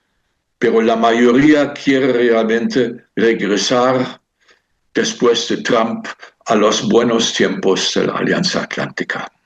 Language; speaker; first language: Spanish; non-native, fluent; German